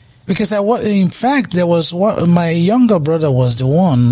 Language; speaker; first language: English; non-native, local second language; Igbo